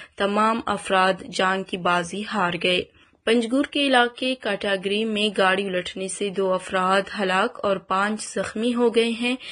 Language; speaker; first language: Urdu; non-native, local second language; Baluchi